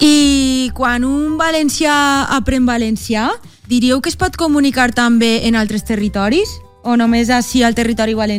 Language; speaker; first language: Catalan; native; Catalan